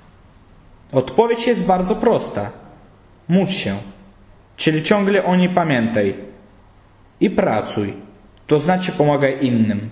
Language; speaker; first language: Polish; native; Polish